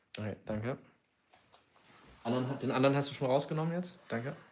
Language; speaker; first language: German; native; German